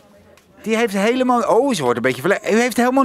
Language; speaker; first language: Dutch; native; Dutch